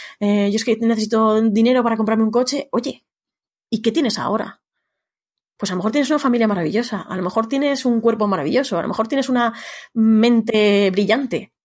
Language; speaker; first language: Spanish; native; Spanish